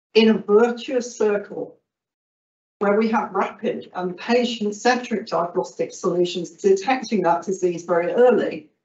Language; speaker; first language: English; native; English